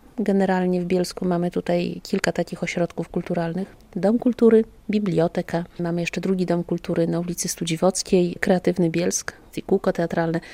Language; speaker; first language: Polish; native; Polish